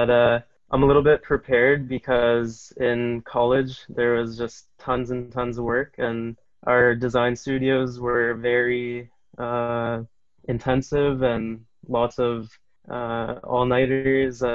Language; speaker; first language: English; native; English